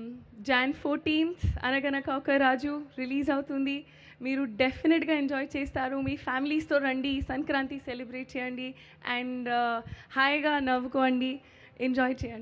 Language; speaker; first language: Telugu; non-native, learner; Hindi